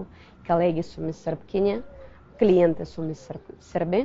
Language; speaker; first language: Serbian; non-native, fluent; Russian